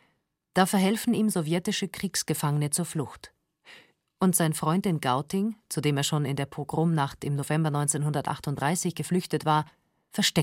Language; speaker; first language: German; native; German